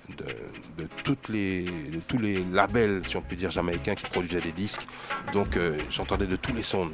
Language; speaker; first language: French; native; French